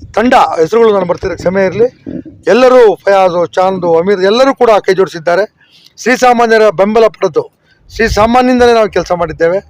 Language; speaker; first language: Kannada; native; Kannada